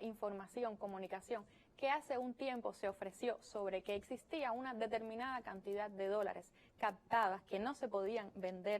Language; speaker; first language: Spanish; native; Spanish